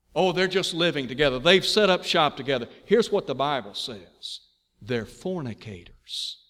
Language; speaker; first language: English; native; English